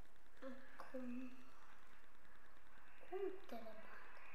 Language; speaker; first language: Romanian; non-native, learner; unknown